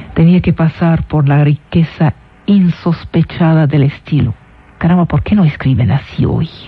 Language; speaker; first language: Spanish; non-native, fluent; Arabic